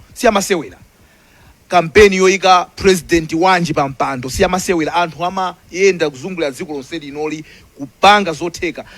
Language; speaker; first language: Nyanja; non-native, local second language; Tumbuka